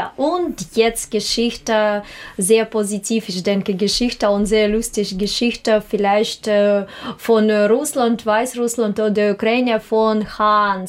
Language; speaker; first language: German; non-native, learner; Russian